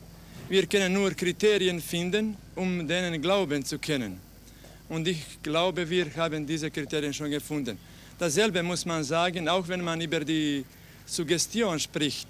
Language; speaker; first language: German; non-native, fluent; Croatian